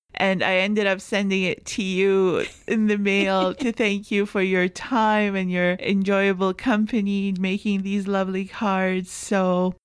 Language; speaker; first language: English; non-native, fluent; Arabic